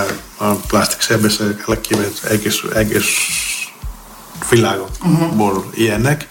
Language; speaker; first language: Hungarian; non-native, learner; Greek